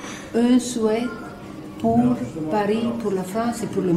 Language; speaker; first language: French; non-native, learner; Italian